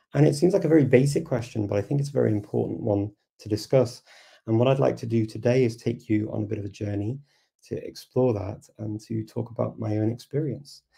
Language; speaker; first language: English; native; English